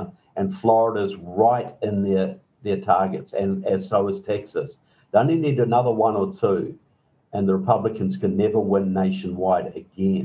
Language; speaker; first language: English; native; English